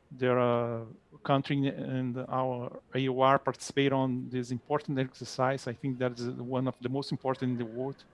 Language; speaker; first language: English; non-native, fluent; Portuguese